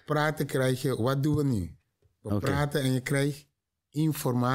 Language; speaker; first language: Dutch; non-native, learner; Papiamento